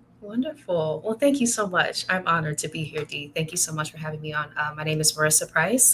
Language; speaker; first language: English; native; English